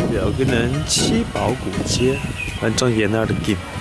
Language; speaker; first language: Korean; non-native, fluent; Chinese